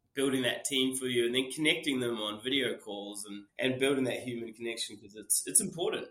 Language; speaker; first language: English; native; English